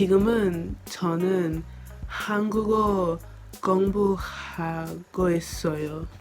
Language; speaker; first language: Korean; non-native, learner; English